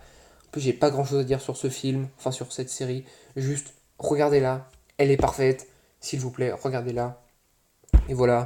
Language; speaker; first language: French; native; French